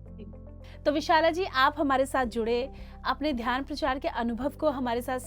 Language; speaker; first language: Hindi; native; Hindi